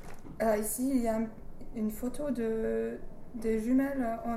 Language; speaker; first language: French; non-native, learner; English